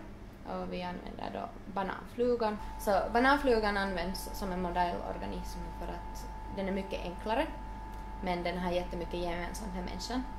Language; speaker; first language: Swedish; non-native, local second language; Finnish